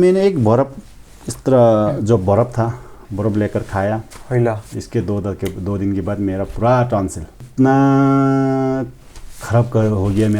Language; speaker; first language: Hindi; non-native, fluent; Sherpa